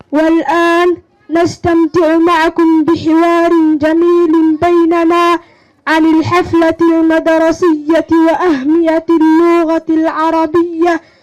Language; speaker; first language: Arabic; non-native, learner; Somali